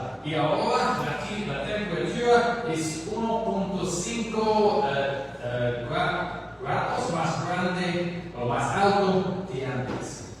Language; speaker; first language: Spanish; non-native, learner; English